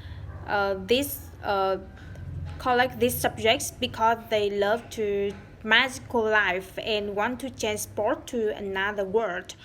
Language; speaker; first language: English; non-native, learner; Vietnamese